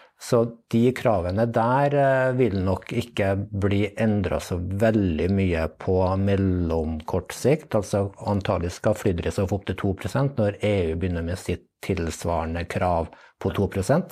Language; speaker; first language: Norwegian; native; Norwegian